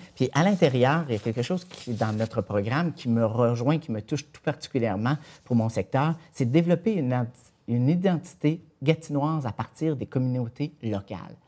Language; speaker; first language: French; native; French